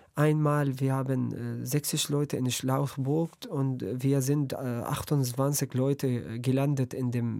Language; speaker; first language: German; non-native, learner; Arabic